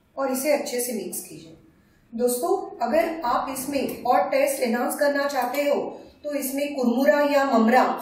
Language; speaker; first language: Hindi; native; Hindi